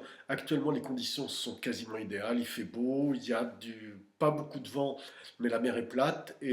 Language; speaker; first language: French; native; French